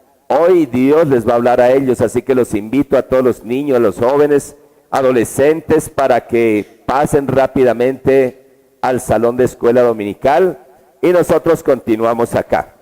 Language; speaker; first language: Spanish; native; Spanish